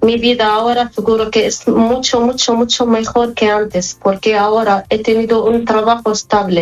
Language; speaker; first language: Spanish; non-native, learner; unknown